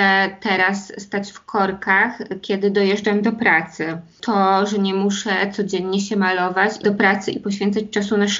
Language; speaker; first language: Polish; native; Polish